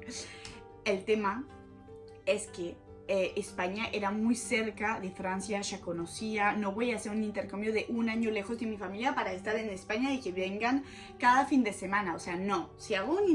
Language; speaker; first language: Spanish; non-native, fluent; French